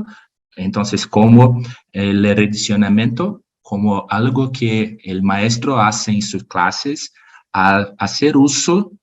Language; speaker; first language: Spanish; non-native, learner; Portuguese